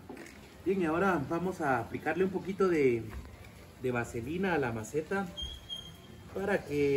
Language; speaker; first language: Spanish; native; Spanish